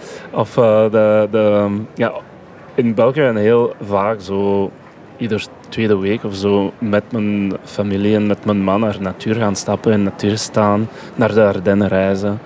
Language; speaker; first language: Dutch; non-native, local second language; French